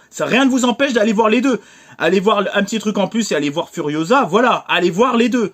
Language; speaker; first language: French; native; French